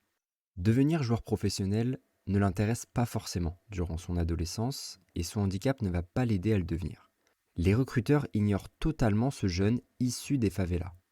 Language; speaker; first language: French; native; French